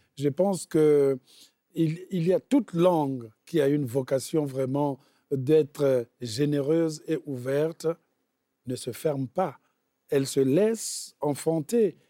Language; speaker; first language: French; non-native, local second language; Bembe